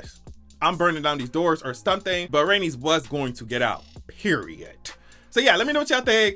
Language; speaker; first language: English; native; English